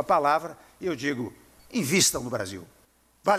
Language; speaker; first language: Portuguese; native; Portuguese